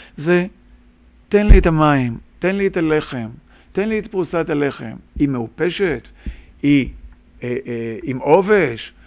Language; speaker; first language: Hebrew; native; Hebrew